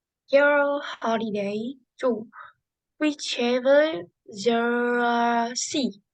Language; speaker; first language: English; non-native, learner; Vietnamese